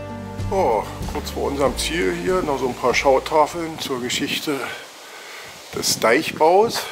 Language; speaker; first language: German; native; German